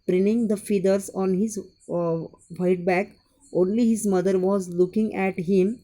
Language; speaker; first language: English; non-native, local second language; Marathi